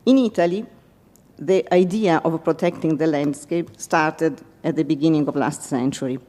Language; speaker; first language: English; non-native, fluent; Italian